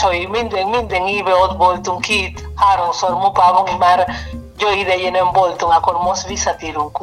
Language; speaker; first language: Hungarian; non-native, learner; Spanish